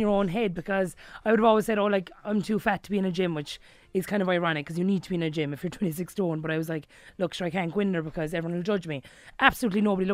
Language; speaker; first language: English; native; English